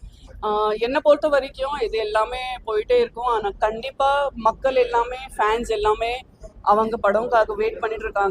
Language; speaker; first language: Tamil; non-native, fluent; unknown